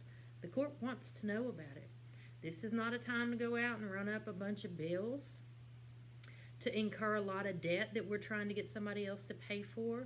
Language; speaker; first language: English; native; English